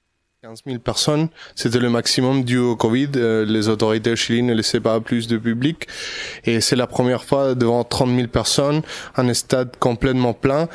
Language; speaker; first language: French; non-native, fluent; Spanish